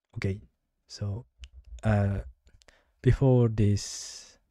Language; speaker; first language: English; non-native, learner; Japanese